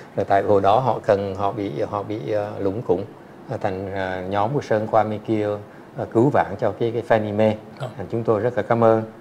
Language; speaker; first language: Vietnamese; native; Vietnamese